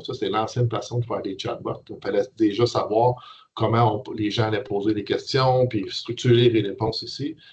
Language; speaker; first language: French; native; French